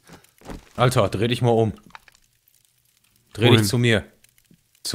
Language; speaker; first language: German; native; German